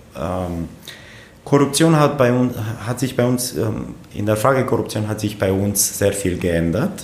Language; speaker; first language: German; non-native, fluent; Romanian